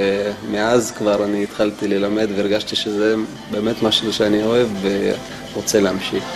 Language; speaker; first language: Hebrew; non-native, fluent; Russian